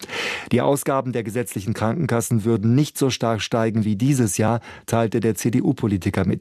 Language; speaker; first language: German; native; German